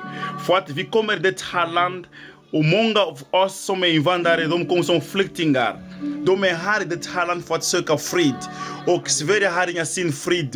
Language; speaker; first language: Swedish; non-native, fluent; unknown